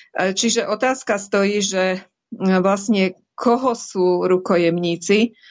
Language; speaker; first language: Slovak; native; Slovak